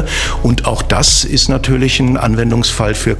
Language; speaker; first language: German; native; German